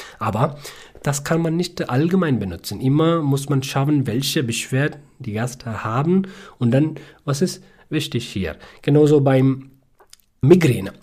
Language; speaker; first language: German; non-native, learner; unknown